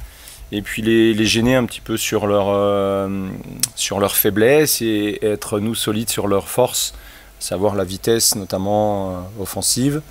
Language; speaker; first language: French; native; French